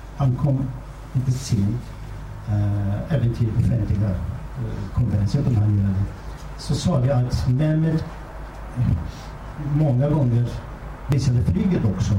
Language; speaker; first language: Swedish; non-native, fluent; Kurdish